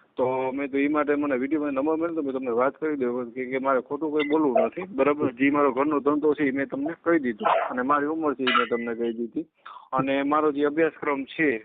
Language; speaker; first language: Gujarati; native; Gujarati